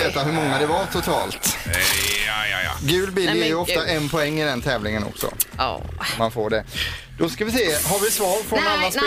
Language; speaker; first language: Swedish; native; Swedish